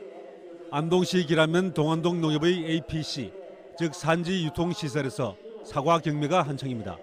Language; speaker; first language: Korean; native; Korean